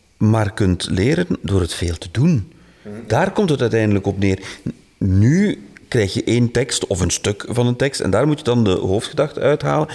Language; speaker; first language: Dutch; native; Dutch